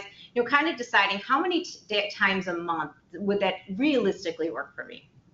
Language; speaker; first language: English; native; English